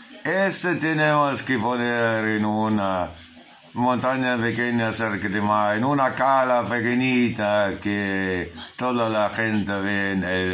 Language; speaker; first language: Spanish; non-native, learner; German